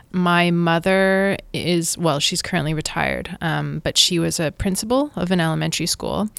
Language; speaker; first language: English; native; English